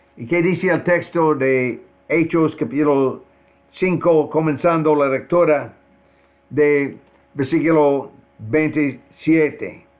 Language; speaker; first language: Spanish; non-native, fluent; English